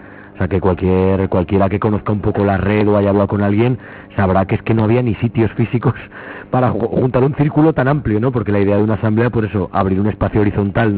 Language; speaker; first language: Spanish; native; Spanish